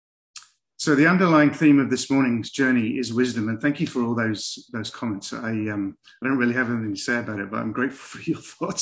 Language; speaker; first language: English; native; English